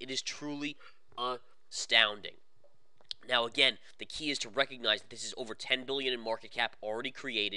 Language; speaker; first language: English; native; English